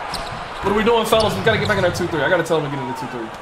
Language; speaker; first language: English; native; English